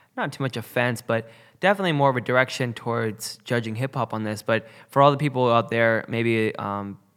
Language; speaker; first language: English; native; English